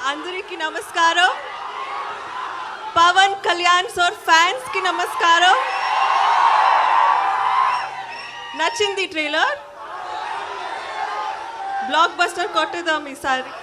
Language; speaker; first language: Telugu; non-native, learner; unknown